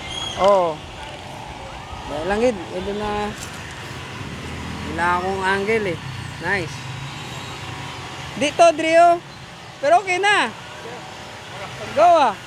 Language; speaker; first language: Filipino; native; Filipino